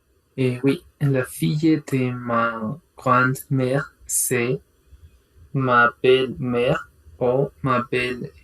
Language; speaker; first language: French; non-native, learner; Spanish